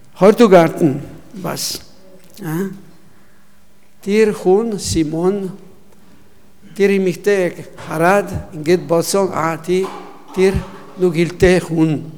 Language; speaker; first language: Mongolian; non-native, learner; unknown